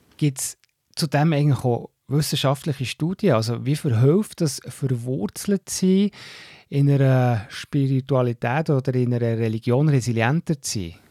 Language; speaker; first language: German; native; German